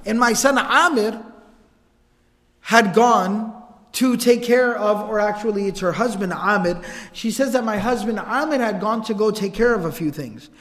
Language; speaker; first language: English; native; English